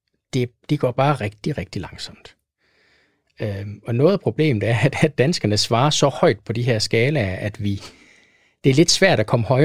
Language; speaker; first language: Danish; native; Danish